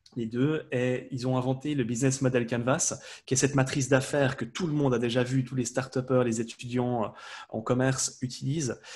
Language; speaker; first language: French; native; French